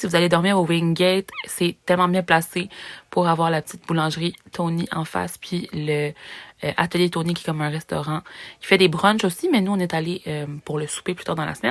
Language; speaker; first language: French; native; French